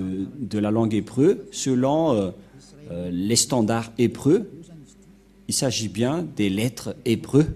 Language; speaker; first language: French; non-native, local second language; Malagasy